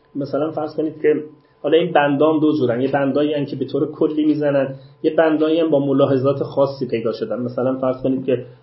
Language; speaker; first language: Persian; native; Persian